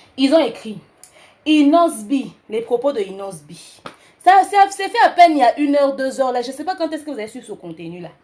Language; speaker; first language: French; non-native, local second language; Lingala